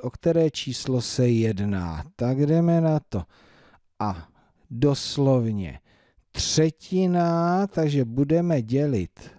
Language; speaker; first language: Czech; native; Czech